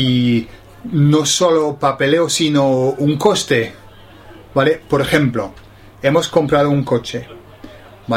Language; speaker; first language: Spanish; non-native, fluent; English